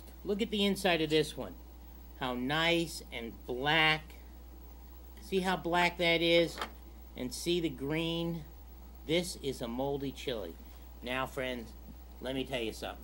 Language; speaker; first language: English; native; English